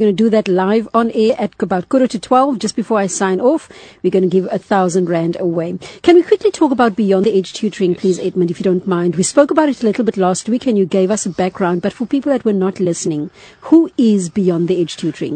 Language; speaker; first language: English; non-native, local second language; Afrikaans